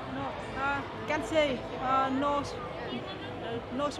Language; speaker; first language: English; non-native, learner; Vietnamese